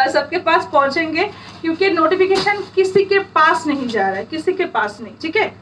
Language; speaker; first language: Hindi; non-native, local second language; Bangla